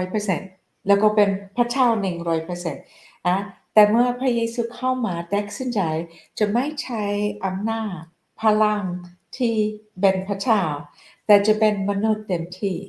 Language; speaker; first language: Thai; non-native, fluent; English